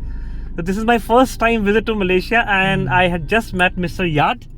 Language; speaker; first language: English; non-native, local second language; Hindi